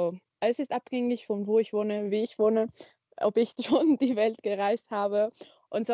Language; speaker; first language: German; non-native, learner; Spanish